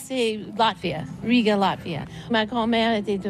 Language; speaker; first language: French; non-native, fluent; English